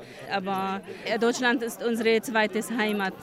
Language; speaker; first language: German; non-native, fluent; Kurdish